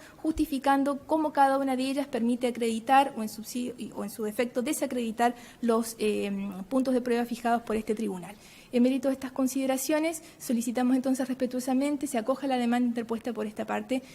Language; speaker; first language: Spanish; native; Spanish